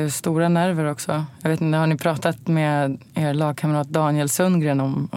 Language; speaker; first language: Swedish; native; Swedish